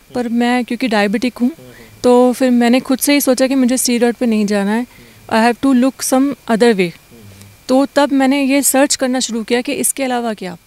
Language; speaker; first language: Hindi; native; Hindi